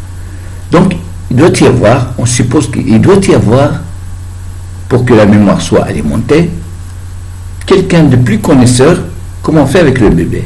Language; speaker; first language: French; non-native, fluent; Arabic